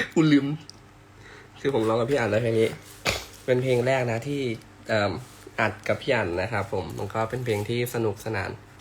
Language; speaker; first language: Thai; native; Thai